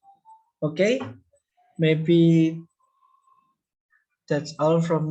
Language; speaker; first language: English; non-native, learner; Indonesian